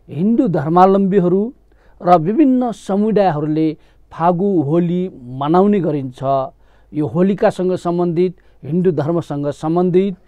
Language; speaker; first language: Nepali; non-native, local second language; Newari